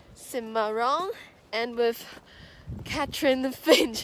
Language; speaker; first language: English; non-native, local second language; Cantonese